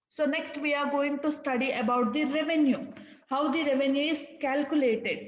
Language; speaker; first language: English; non-native, local second language; Kannada